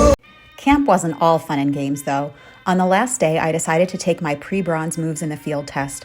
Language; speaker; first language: English; native; English